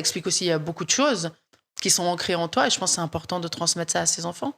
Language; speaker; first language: French; native; French